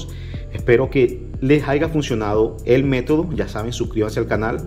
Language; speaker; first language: Spanish; native; Spanish